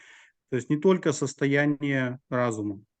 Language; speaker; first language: Russian; native; Russian